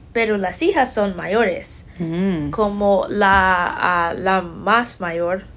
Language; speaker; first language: Spanish; non-native, learner; English